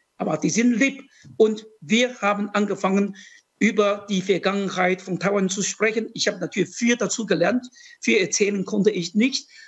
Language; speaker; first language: German; non-native, fluent; Chinese